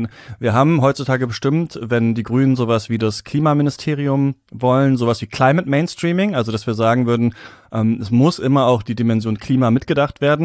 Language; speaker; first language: German; native; German